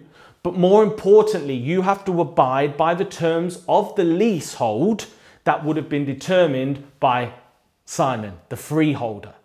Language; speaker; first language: English; native; English